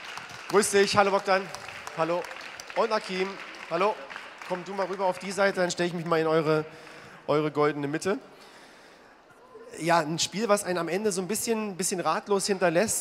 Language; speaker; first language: German; native; German